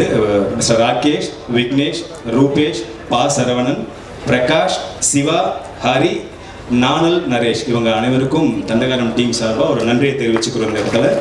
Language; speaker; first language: Tamil; native; Tamil